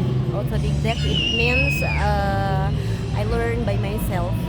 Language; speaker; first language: English; non-native, learner; Indonesian